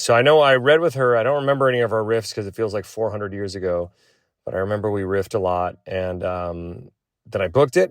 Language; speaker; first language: English; native; English